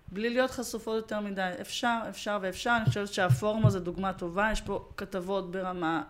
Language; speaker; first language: Hebrew; early bilingual, other home language; Russian